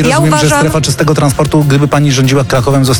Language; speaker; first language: Polish; native; Polish